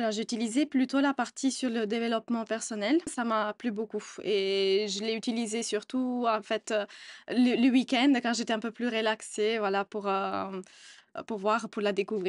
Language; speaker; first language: French; non-native, fluent; Italian